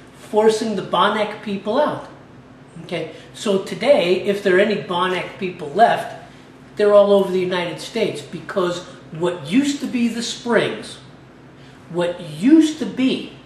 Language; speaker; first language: English; native; English